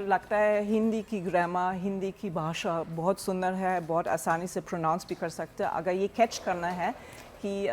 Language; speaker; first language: Hindi; non-native, learner; German